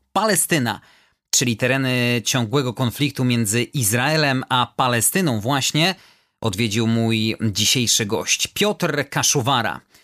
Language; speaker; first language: Polish; native; Polish